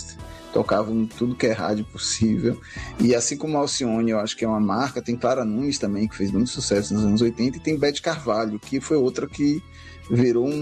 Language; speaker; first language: Portuguese; native; Portuguese